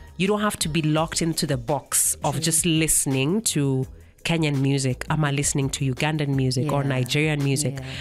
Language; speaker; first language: English; non-native, local second language; Kamba